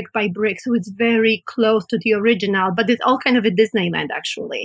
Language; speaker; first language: English; non-native, fluent; Polish